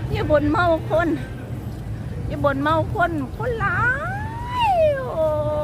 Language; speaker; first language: Thai; native; Thai